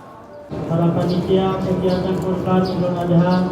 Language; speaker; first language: Indonesian; native; Indonesian